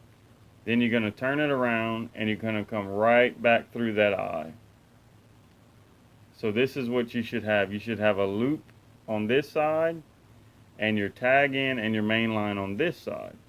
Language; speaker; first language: English; native; English